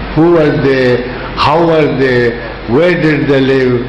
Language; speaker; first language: English; non-native, local second language; Urdu